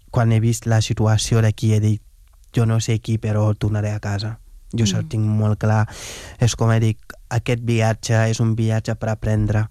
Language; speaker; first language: Catalan; non-native, fluent; Wolof